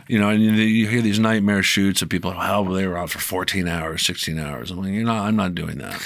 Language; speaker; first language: English; native; English